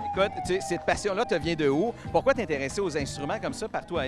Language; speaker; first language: French; native; French